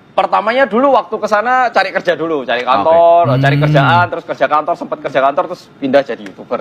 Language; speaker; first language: Indonesian; early bilingual, other home language; Korean